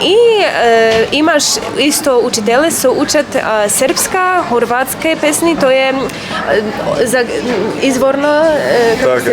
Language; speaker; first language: Macedonian; non-native, learner; Polish